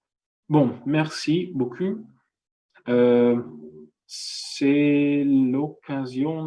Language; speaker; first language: French; non-native, fluent; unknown